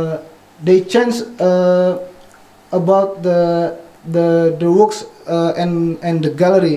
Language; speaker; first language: English; non-native, fluent; Indonesian